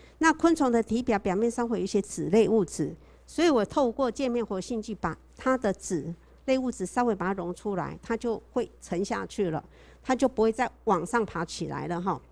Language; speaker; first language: Chinese; native; Chinese